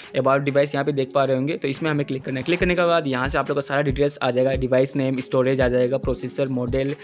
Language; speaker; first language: Hindi; non-native, local second language; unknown